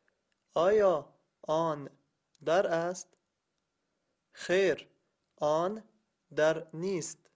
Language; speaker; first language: Persian; non-native, learner; Arabic